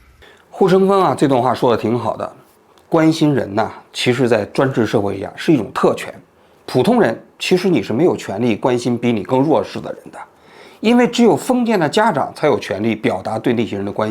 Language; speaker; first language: Chinese; native; Chinese